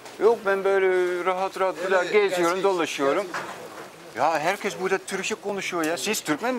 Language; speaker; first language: Turkish; non-native, fluent; Dutch